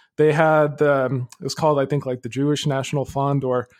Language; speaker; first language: English; early bilingual, other home language; Arabic